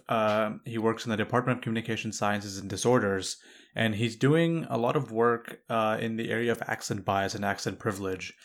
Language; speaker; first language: English; native; English